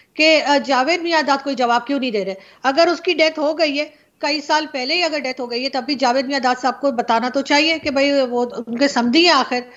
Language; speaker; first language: Urdu; native; Urdu